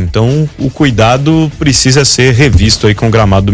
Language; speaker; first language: Portuguese; native; Portuguese